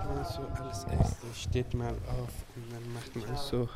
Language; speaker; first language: German; non-native, learner; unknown